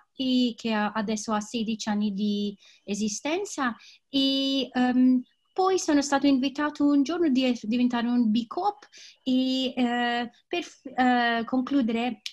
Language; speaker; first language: Italian; non-native, fluent; English